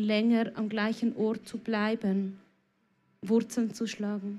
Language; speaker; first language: German; native; German